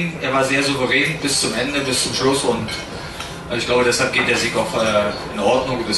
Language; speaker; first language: German; native; German